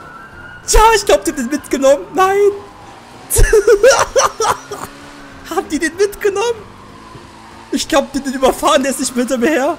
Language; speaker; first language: German; native; German